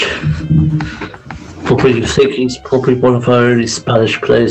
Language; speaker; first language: English; native; English